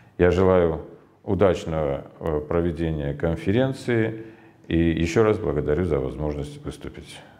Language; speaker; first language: Russian; non-native, local second language; Armenian